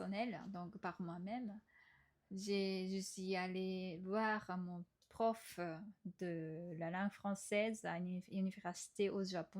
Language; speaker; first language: French; non-native, fluent; Japanese